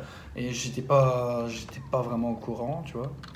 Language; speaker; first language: French; native; French